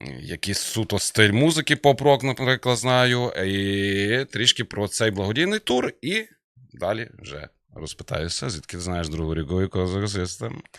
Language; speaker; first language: Ukrainian; native; Ukrainian